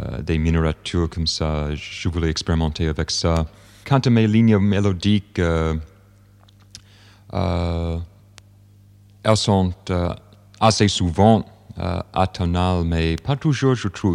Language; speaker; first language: French; non-native, fluent; English